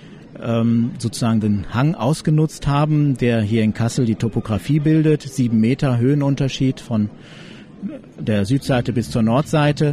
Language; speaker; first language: German; native; German